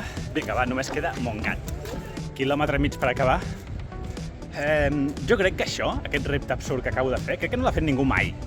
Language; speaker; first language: Catalan; native; Catalan